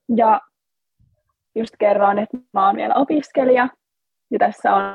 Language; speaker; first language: Finnish; native; Finnish